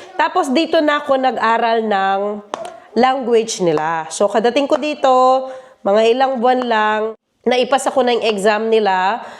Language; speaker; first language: Filipino; native; Filipino